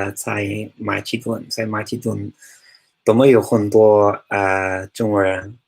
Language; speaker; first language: Chinese; non-native, learner; English